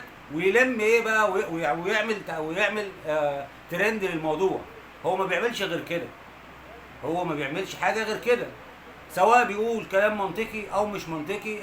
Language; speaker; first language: Arabic; native; Arabic